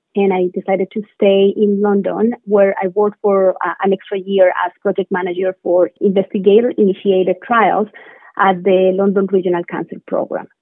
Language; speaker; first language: English; non-native, fluent; Spanish